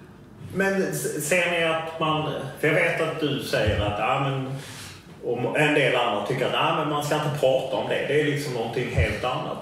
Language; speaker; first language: Swedish; native; Swedish